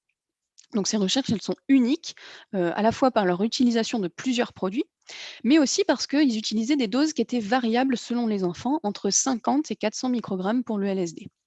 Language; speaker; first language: French; native; French